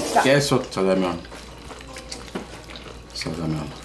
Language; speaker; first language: Korean; non-native, learner; French